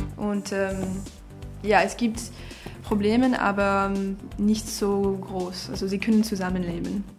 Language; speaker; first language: German; non-native, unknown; English